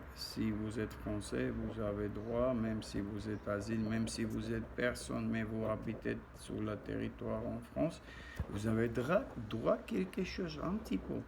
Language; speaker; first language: French; non-native, learner; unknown